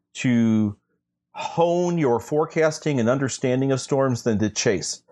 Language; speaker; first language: English; native; English